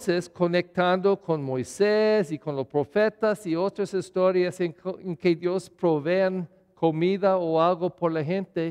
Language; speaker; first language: Spanish; non-native, learner; English